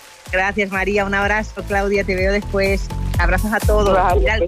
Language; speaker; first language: Spanish; native; Spanish